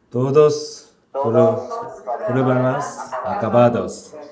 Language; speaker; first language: Spanish; non-native, learner; Korean